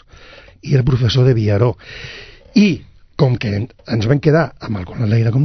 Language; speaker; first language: Catalan; non-native, local second language; Spanish